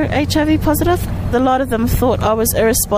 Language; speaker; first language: English; native; English